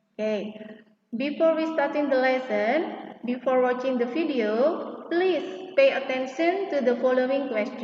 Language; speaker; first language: English; non-native, fluent; Indonesian